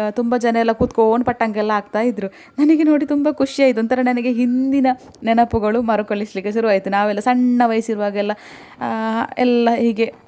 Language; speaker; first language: Kannada; non-native, local second language; Tulu